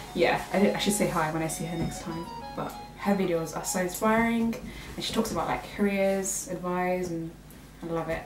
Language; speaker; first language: English; native; English